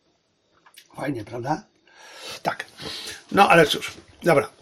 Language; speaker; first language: Polish; native; Polish